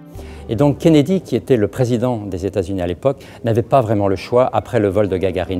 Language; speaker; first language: French; native; French